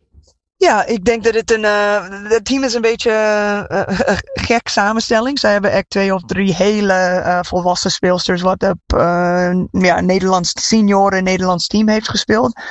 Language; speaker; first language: Dutch; non-native, fluent; English